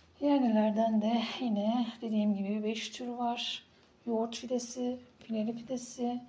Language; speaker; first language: Turkish; native; Turkish